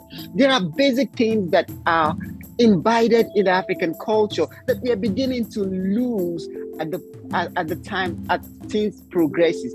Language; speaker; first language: English; non-native, local second language; Ibibio